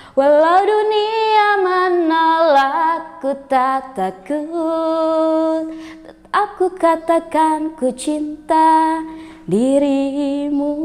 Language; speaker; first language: Indonesian; native; Indonesian